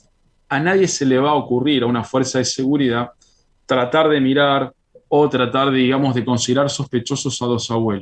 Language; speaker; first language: Spanish; native; Spanish